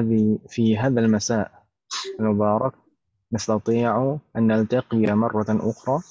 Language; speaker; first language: Arabic; non-native, fluent; Indonesian